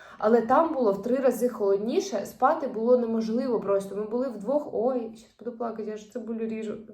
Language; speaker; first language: Ukrainian; native; Ukrainian